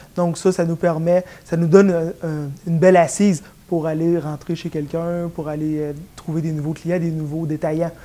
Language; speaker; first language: French; native; French